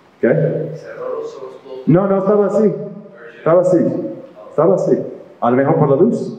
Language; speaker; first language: Spanish; non-native, fluent; English